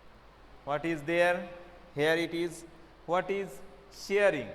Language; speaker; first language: English; non-native, local second language; Bangla